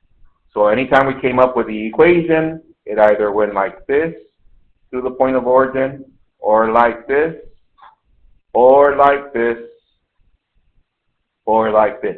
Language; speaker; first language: English; native; English